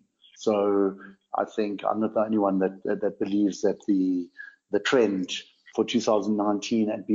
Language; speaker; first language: English; non-native, local second language; German